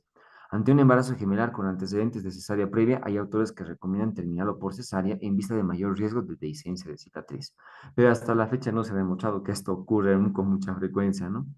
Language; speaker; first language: Spanish; native; Spanish